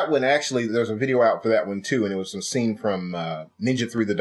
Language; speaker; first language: English; native; English